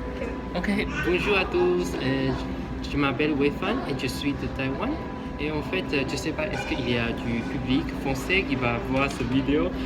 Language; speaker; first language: French; non-native, learner; Chinese